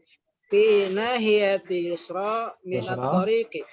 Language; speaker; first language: Arabic; non-native, learner; Indonesian